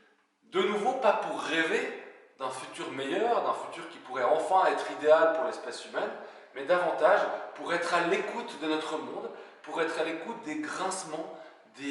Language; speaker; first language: French; native; French